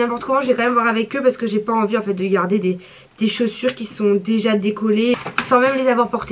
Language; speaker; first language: French; native; French